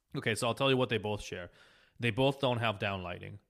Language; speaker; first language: English; early bilingual, other home language; Hebrew